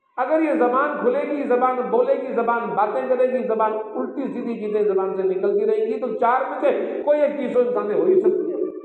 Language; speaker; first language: Urdu; non-native, local second language; Sindhi